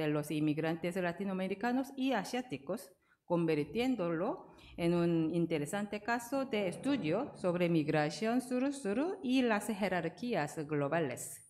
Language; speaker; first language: Spanish; non-native, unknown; Korean